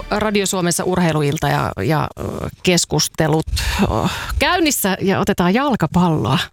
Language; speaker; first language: Finnish; native; Finnish